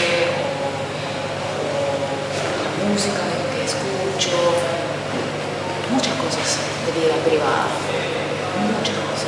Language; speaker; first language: Spanish; non-native, fluent; Finnish